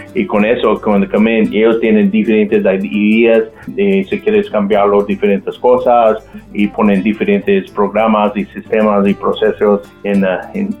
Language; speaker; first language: Spanish; non-native, local second language; English